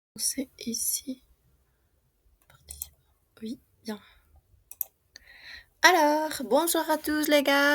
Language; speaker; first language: French; non-native, fluent; Spanish